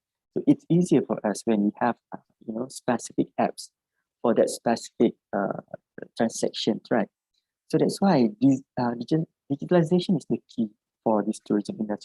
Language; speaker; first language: English; non-native, fluent; Malay